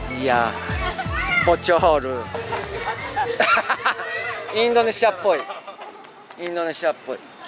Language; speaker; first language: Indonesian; non-native, learner; Japanese